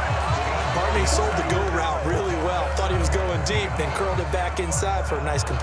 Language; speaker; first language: English; native; English